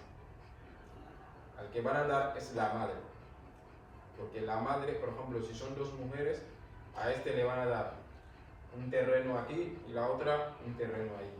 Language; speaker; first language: Spanish; non-native, fluent; Wolof